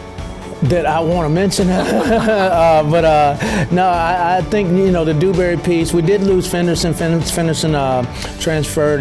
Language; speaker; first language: English; native; English